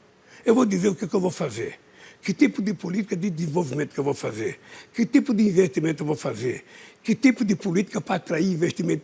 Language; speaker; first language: Portuguese; native; Portuguese